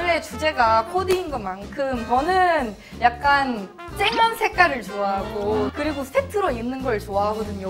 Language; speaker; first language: Korean; non-native, fluent; Thai